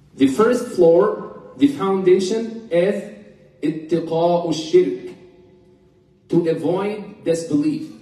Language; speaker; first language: English; non-native, fluent; Arabic